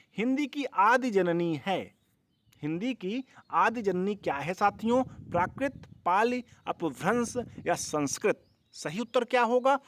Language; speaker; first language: Hindi; native; Hindi